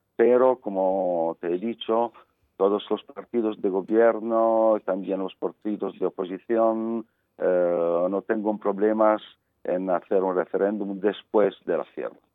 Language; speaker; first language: Spanish; non-native, learner; Italian